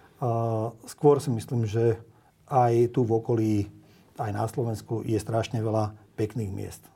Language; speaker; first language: Slovak; non-native, local second language; Hungarian